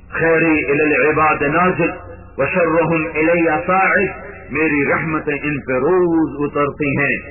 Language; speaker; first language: Urdu; non-native, local second language; Punjabi